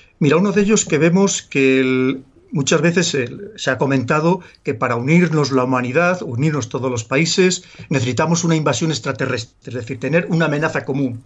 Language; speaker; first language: Spanish; native; Spanish